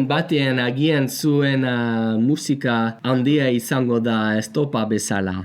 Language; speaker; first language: Basque; non-native, learner; English